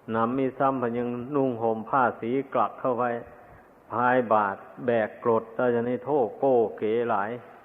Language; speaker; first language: Thai; native; Thai